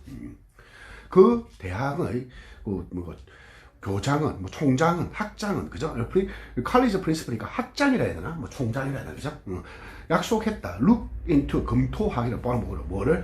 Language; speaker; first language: Korean; native; Korean